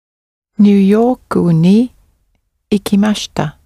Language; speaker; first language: Japanese; non-native, learner; English